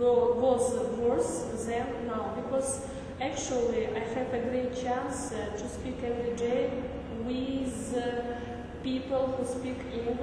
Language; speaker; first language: English; non-native, learner; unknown